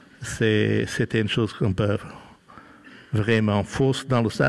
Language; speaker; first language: French; non-native, fluent; Portuguese